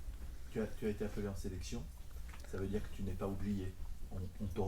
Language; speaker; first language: French; native; French